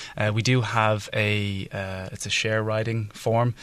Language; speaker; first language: English; native; English